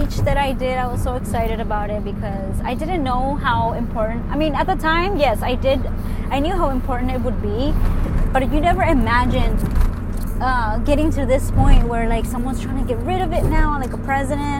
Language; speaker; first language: English; early bilingual, other home language; Spanish